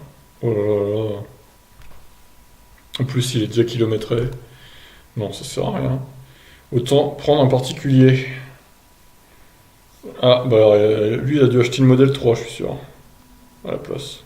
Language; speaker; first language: French; native; French